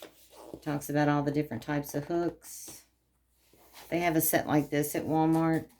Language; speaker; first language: English; native; English